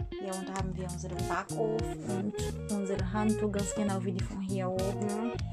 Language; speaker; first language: German; non-native, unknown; Portuguese